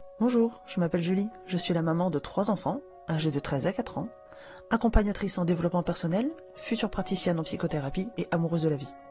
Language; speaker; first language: French; native; French